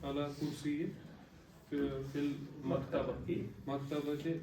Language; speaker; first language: Arabic; non-native, learner; Urdu